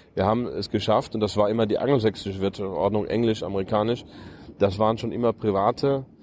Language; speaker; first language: German; native; German